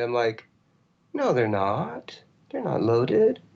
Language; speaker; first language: English; native; English